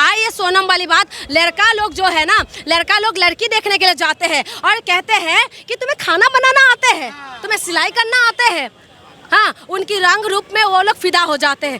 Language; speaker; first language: Hindi; non-native, local second language; Assamese